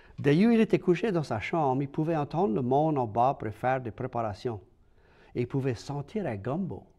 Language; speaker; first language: French; native; French